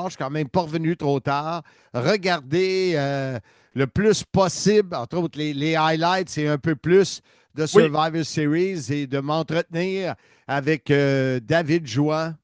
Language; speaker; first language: French; native; French